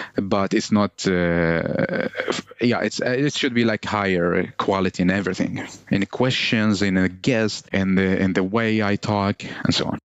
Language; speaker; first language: English; non-native, fluent; Arabic